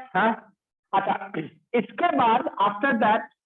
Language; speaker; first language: Hindi; non-native, local second language; Bangla